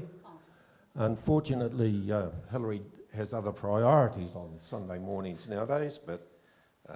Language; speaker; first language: English; native; English